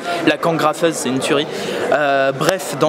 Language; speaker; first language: French; native; French